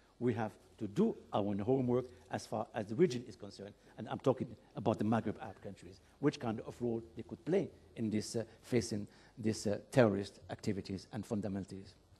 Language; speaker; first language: English; non-native, fluent; Arabic